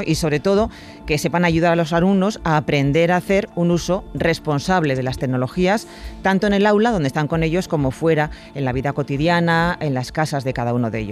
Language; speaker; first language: Spanish; native; Spanish